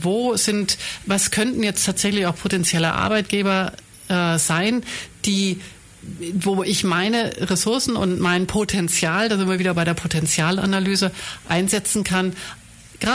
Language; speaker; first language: German; native; German